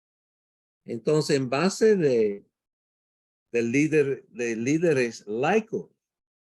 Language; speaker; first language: Spanish; non-native, fluent; English